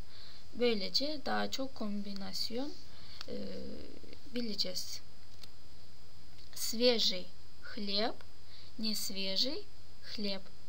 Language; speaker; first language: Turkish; non-native, fluent; Russian